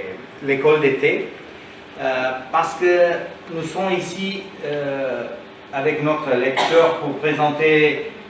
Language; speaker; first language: French; non-native, learner; Romanian